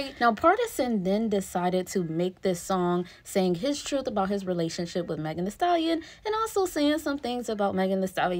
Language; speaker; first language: English; native; English